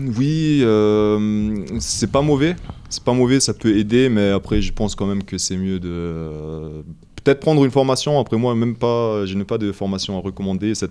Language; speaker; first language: French; non-native, fluent; German